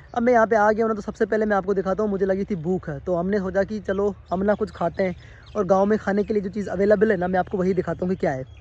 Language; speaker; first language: Urdu; non-native, local second language; Sindhi